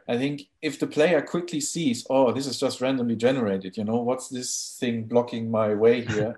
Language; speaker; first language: English; non-native, fluent; German